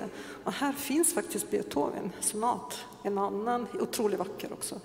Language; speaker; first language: Swedish; non-native, fluent; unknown